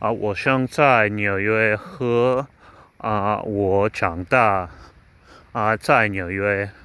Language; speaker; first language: Chinese; non-native, learner; English